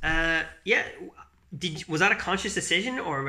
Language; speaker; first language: English; native; English